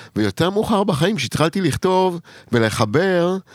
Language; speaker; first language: Hebrew; native; Hebrew